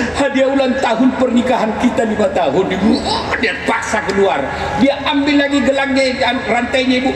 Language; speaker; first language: Indonesian; non-native, local second language; Buginese